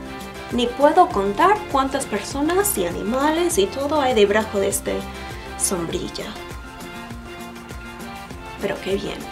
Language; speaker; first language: Spanish; non-native, fluent; English